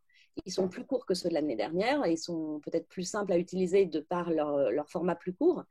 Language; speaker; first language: French; native; French